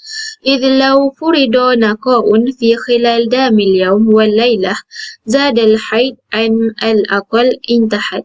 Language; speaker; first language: Arabic; non-native, learner; Malay